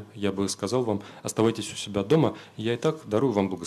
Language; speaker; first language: Russian; native; Russian